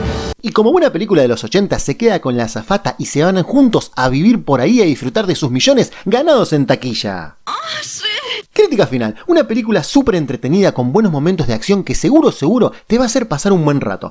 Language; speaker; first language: Spanish; native; Spanish